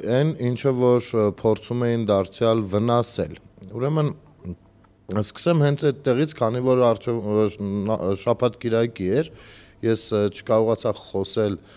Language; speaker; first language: Armenian; native; Armenian